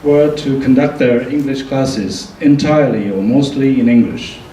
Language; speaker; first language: English; non-native, fluent; Japanese